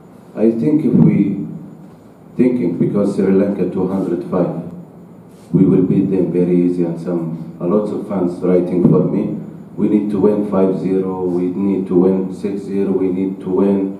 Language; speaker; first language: English; non-native, learner; Arabic